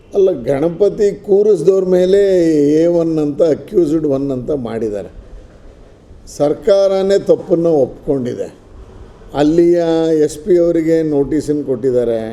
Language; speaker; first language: Kannada; native; Kannada